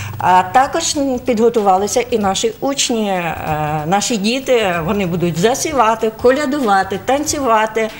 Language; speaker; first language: Ukrainian; native; Ukrainian